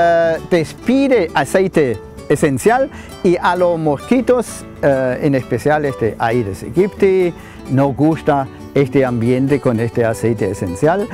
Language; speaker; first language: Spanish; non-native, fluent; German